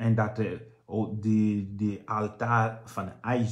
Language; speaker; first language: Dutch; non-native, fluent; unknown